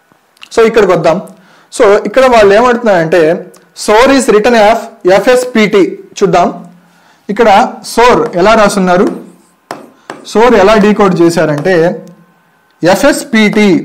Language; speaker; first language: Telugu; native; Telugu